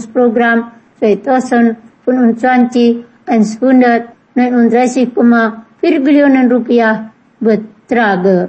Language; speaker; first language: German; non-native, fluent; Indonesian